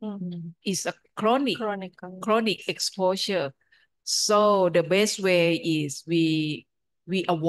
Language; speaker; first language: English; non-native, fluent; Thai